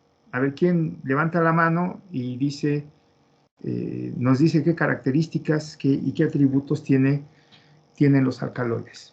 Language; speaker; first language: Spanish; native; Spanish